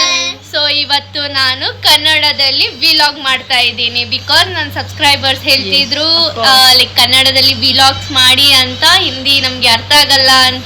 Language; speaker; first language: Kannada; non-native, local second language; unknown